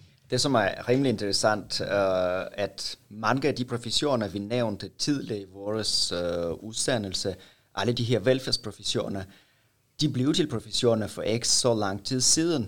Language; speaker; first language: Danish; non-native, fluent; Russian